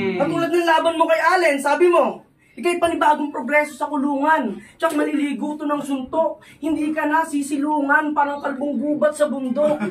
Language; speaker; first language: Filipino; native; Filipino